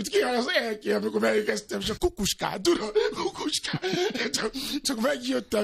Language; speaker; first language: Hungarian; non-native, learner; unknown